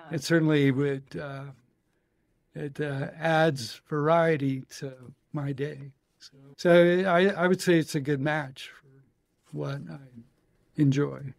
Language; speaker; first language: English; native; English